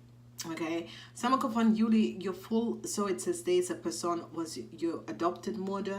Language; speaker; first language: Dutch; non-native, fluent; English